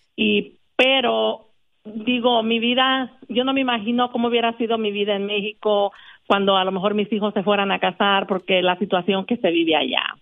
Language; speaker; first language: Spanish; native; Spanish